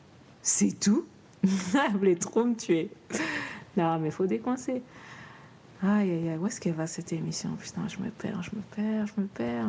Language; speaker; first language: French; native; French